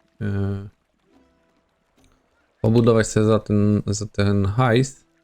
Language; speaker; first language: Polish; native; Polish